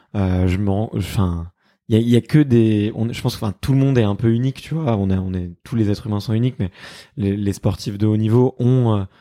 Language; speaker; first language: French; native; French